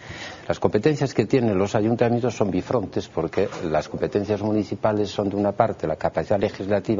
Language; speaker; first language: Spanish; native; Spanish